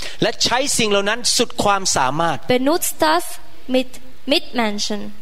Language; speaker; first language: German; non-native, fluent; Thai